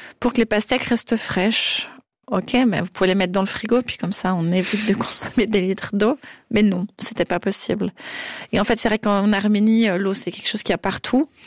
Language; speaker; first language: French; native; French